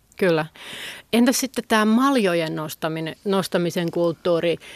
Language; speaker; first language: Finnish; native; Finnish